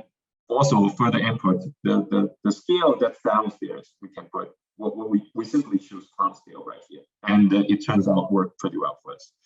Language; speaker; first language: English; non-native, fluent; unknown